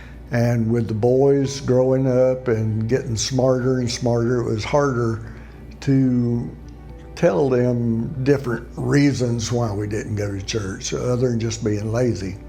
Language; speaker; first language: English; native; English